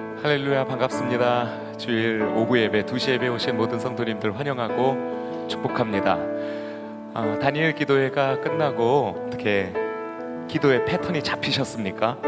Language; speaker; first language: Korean; native; Korean